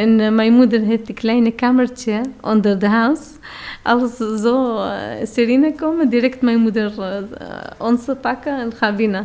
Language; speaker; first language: Dutch; non-native, learner; Arabic